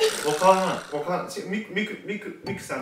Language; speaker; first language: Japanese; non-native, learner; English